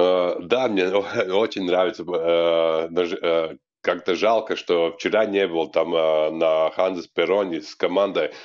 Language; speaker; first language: Russian; non-native, local second language; Latvian